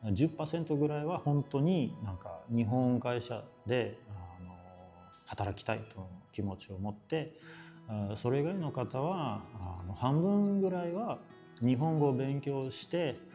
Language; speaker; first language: Japanese; non-native, fluent; Russian